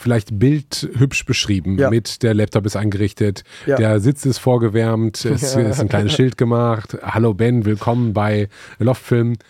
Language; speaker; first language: German; native; German